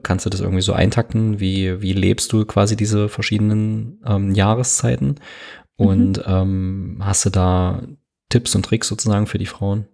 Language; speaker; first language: German; native; German